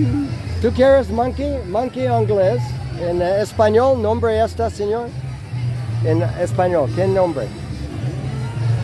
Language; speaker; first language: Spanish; non-native, learner; English